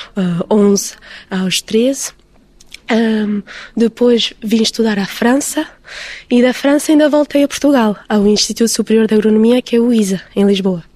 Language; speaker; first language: Portuguese; early bilingual, heritage; Portuguese